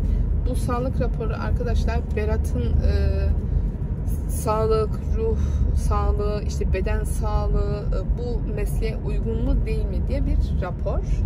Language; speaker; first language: Turkish; early bilingual, heritage; Turkish